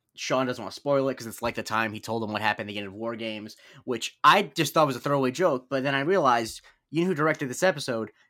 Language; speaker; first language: English; native; English